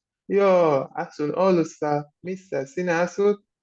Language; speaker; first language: Finnish; non-native, learner; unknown